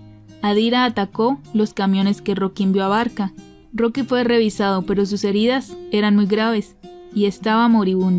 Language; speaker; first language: Spanish; native; Spanish